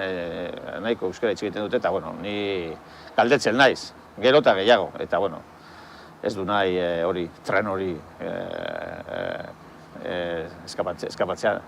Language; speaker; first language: Basque; non-native, local second language; Spanish